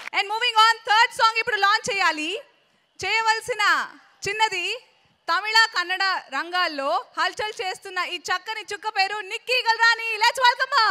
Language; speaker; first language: Telugu; native; Telugu